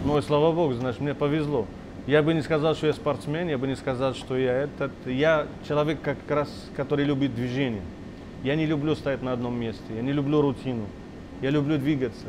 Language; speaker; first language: Russian; non-native, fluent; Arabic